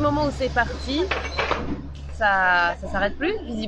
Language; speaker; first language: French; native; French